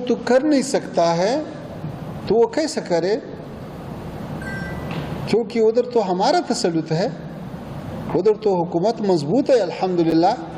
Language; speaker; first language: Hindi; non-native, fluent; Pashto